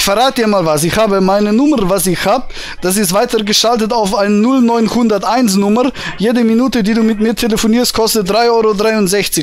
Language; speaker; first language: German; native; German